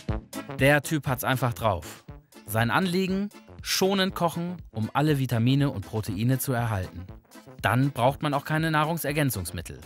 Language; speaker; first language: German; native; German